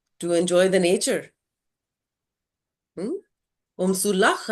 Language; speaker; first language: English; non-native, local second language; Hindi